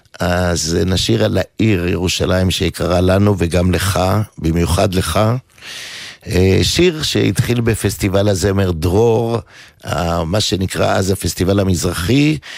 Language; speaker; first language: Hebrew; native; Hebrew